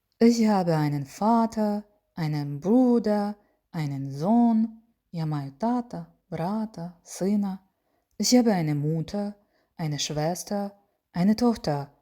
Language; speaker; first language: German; non-native, fluent; Ukrainian